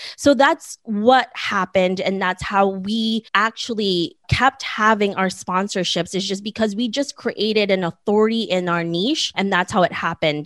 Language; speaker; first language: English; early bilingual, other home language; Filipino